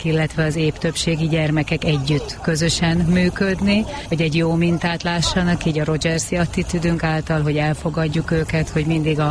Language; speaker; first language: Hungarian; native; Hungarian